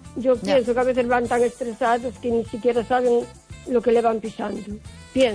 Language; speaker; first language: Spanish; native; Spanish